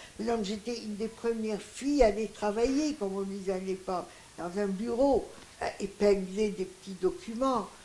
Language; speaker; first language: French; non-native, local second language; Greek